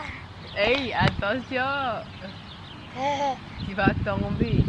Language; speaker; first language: French; native; French